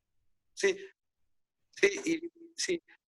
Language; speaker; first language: Spanish; native; Spanish